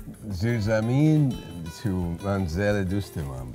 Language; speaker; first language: Persian; non-native, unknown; English